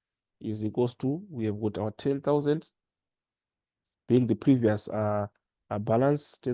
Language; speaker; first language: English; non-native, local second language; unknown